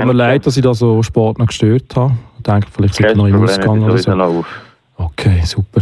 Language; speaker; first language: German; native; German